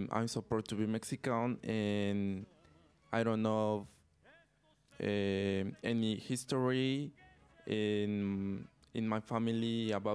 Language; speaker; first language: English; non-native, learner; Spanish